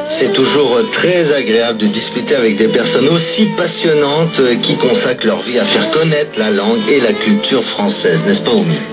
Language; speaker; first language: French; native; French